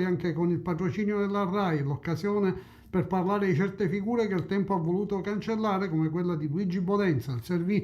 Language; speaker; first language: Italian; native; Italian